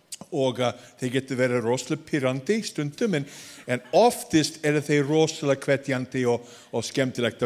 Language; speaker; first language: Icelandic; non-native, fluent; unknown